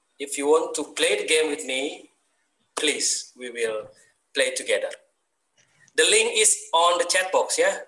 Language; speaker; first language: English; non-native, learner; Indonesian